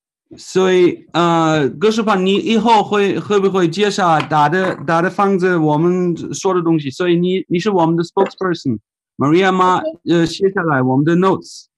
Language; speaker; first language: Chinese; non-native, fluent; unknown